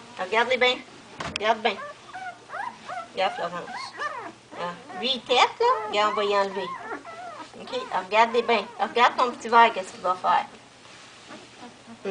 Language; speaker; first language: French; native; French